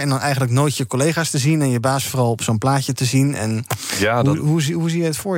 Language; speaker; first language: Dutch; native; Dutch